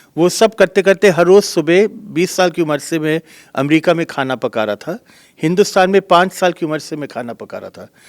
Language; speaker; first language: Hindi; native; Hindi